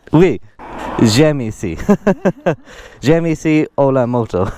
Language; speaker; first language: French; non-native, learner; English